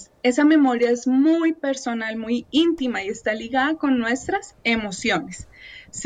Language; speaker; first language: Spanish; native; Spanish